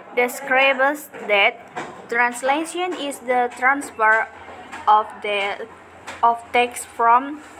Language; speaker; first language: English; non-native, learner; Indonesian